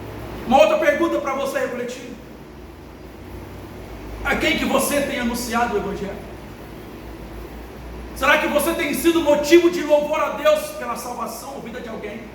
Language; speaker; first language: Portuguese; native; Portuguese